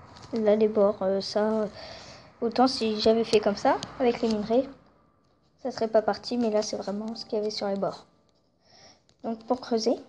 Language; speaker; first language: French; native; French